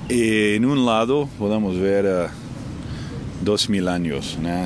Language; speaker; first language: Spanish; non-native, fluent; English